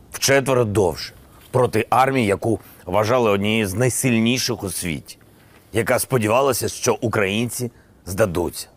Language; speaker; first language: Ukrainian; non-native, local second language; Russian